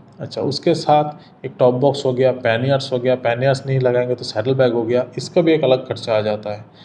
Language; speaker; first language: Hindi; non-native, local second language; Bangla